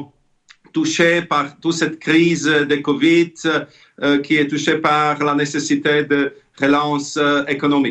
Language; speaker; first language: French; non-native, fluent; Slovak